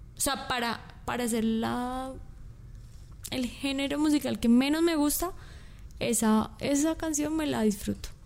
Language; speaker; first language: Spanish; native; Spanish